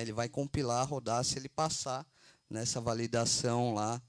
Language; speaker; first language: Portuguese; native; Portuguese